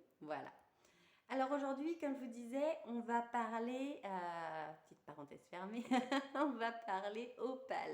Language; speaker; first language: French; native; French